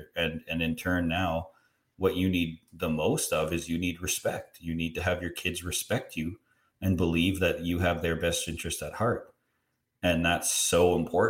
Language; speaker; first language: English; native; English